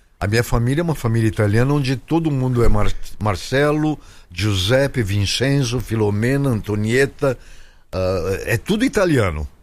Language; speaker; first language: Portuguese; native; Portuguese